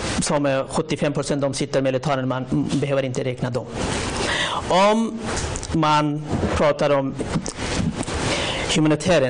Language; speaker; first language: Swedish; non-native, learner; Rohingya